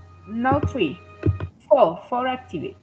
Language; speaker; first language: English; non-native, fluent; Spanish